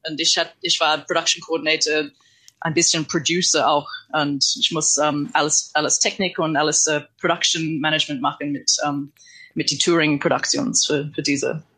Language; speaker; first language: German; non-native, learner; English